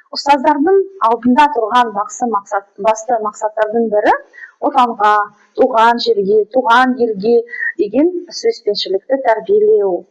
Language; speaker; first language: Kazakh; non-native, local second language; Russian